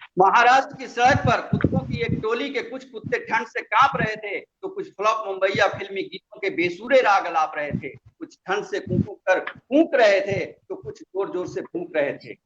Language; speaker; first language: Hindi; non-native, local second language; Magahi